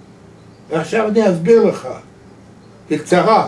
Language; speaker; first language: Hebrew; non-native, fluent; Yiddish